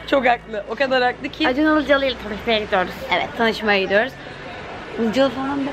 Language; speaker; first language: Turkish; native; Turkish